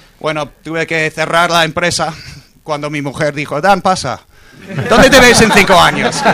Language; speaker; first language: Spanish; non-native, fluent; English